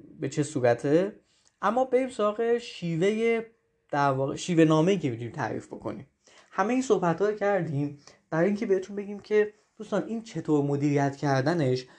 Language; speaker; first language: Persian; native; Persian